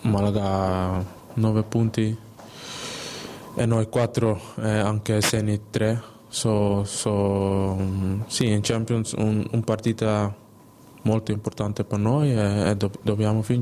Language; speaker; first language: Italian; non-native, learner; Dutch